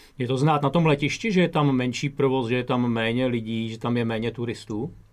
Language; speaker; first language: Czech; native; Czech